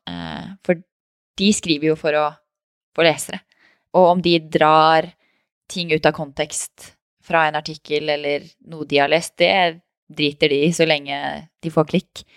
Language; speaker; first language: Norwegian; native; Norwegian